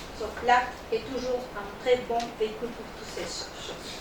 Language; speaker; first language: French; non-native, learner; Spanish